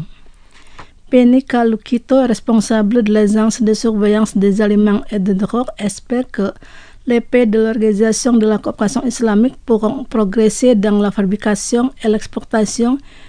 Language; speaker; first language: French; non-native, fluent; Indonesian